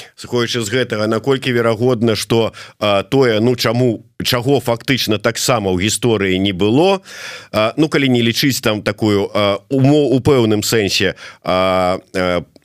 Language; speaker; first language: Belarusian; non-native, local second language; Russian